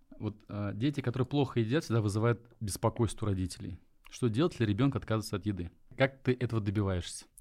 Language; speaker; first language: Russian; native; Russian